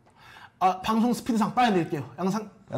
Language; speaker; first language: Korean; native; Korean